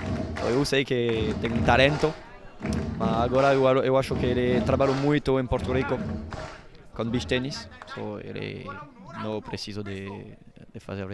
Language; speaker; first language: Portuguese; non-native, learner; French